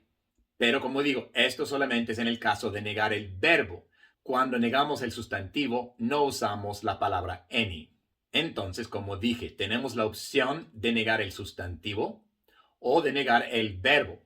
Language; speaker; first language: Spanish; non-native, fluent; English